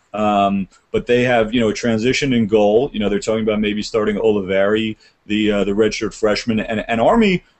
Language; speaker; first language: English; native; English